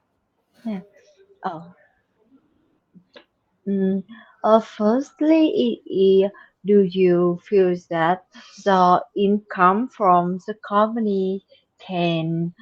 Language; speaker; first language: English; non-native, learner; Vietnamese